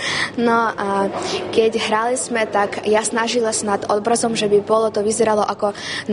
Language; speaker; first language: Slovak; non-native, learner; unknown